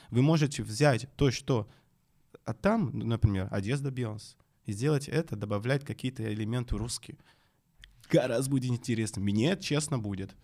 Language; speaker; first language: Russian; non-native, fluent; Portuguese